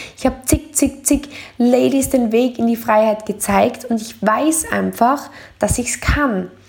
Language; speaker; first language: German; native; German